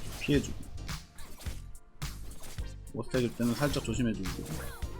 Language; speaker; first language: Korean; native; Korean